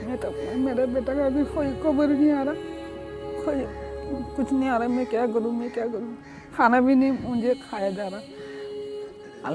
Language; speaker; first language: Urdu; non-native, local second language; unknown